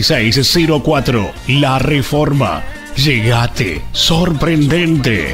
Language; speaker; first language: Spanish; native; Spanish